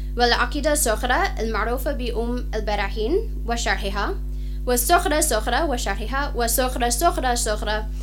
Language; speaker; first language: Arabic; non-native, fluent; English